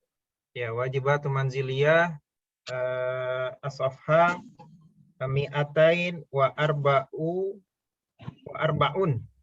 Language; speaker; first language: Arabic; non-native, fluent; Indonesian